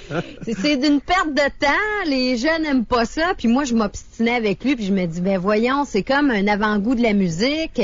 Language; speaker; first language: French; native; French